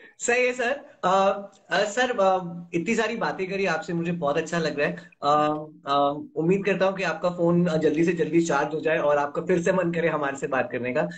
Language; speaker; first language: Hindi; native; Hindi